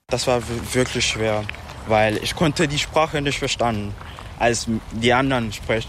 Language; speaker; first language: German; non-native, fluent; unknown